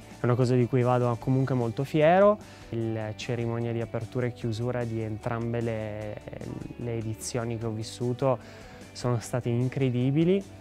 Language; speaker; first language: Italian; native; Italian